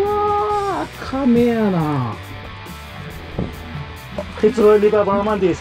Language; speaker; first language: English; non-native, learner; Japanese